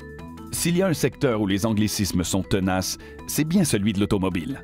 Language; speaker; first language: French; native; French